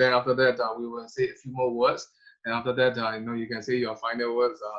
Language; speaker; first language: English; non-native, fluent; Burmese